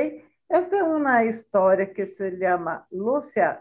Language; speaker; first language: Spanish; non-native, learner; Portuguese